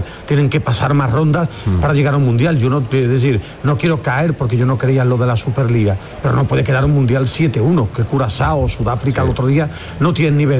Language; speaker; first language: Spanish; native; Spanish